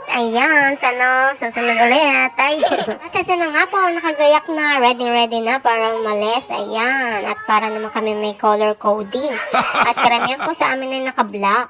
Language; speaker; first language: Filipino; native; Filipino